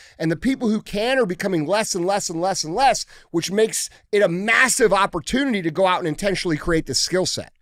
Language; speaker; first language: English; native; English